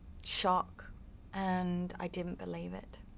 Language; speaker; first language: English; native; English